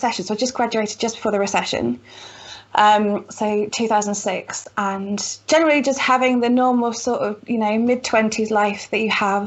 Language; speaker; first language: English; native; English